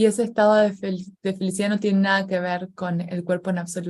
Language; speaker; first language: Spanish; native; Spanish